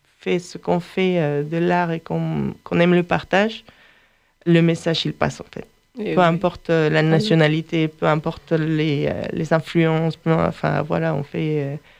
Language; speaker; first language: French; non-native, fluent; Spanish